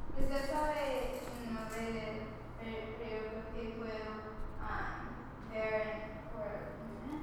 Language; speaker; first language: Spanish; non-native, learner; English